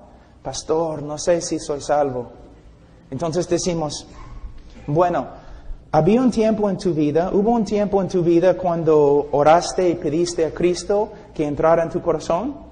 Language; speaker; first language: Spanish; non-native, fluent; English